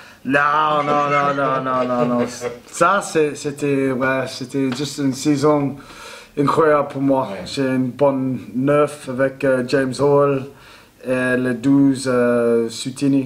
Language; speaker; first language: French; non-native, learner; English